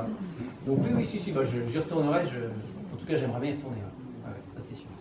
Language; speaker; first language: French; native; French